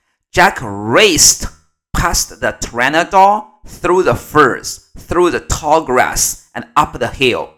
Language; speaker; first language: English; non-native, fluent; Chinese